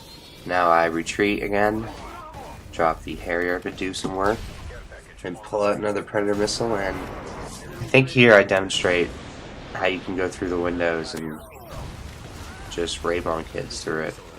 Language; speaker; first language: English; native; English